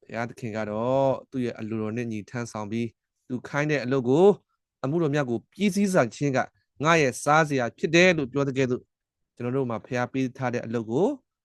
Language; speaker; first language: Burmese; non-native, local second language; S'gaw Karen